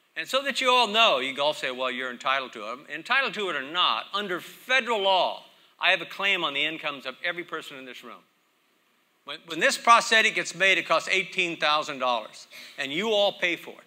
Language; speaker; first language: English; native; English